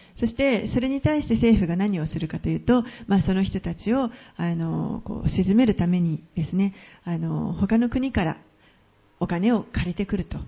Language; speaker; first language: Japanese; native; Japanese